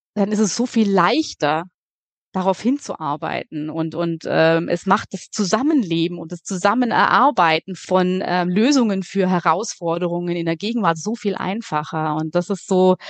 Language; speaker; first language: German; native; German